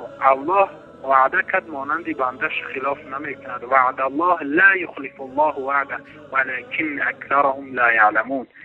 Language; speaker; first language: Persian; native; Persian